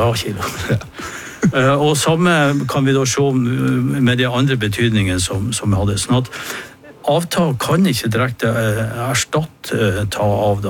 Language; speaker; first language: Norwegian; native; Norwegian